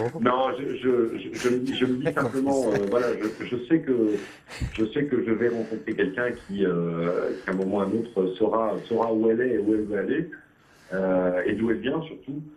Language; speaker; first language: French; native; French